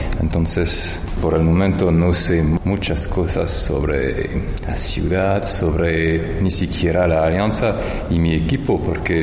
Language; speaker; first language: Spanish; non-native, fluent; French